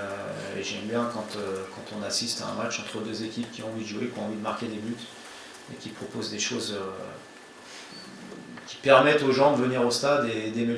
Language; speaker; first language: French; native; French